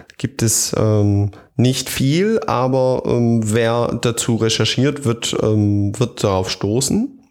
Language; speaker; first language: German; native; German